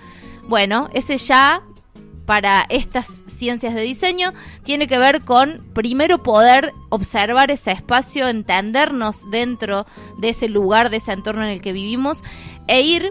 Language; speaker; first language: Spanish; native; Spanish